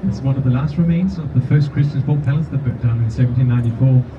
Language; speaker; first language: English; non-native, fluent; Danish